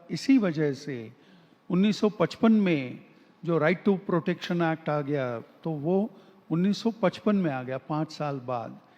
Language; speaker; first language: Hindi; non-native, local second language; Marathi